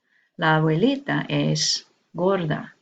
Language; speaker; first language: Spanish; non-native, fluent; English